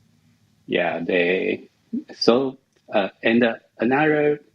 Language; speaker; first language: English; non-native, learner; Chinese